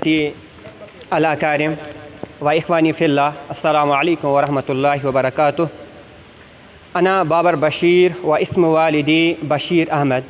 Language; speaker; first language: Arabic; non-native, fluent; Kashmiri